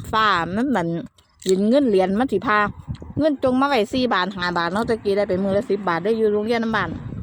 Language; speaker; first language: Thai; native; Thai